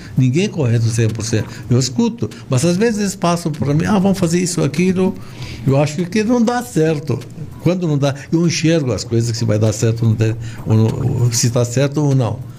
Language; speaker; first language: Portuguese; non-native, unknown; Arabic